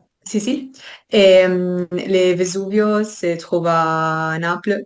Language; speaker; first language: French; non-native, fluent; Italian